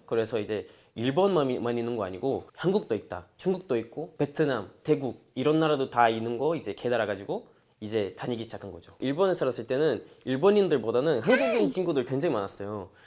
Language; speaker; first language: Korean; non-native, fluent; Portuguese